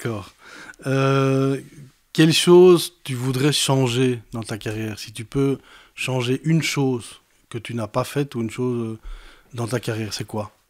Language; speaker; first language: French; native; French